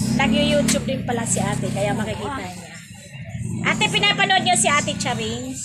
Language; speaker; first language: Filipino; non-native, local second language; Cebuano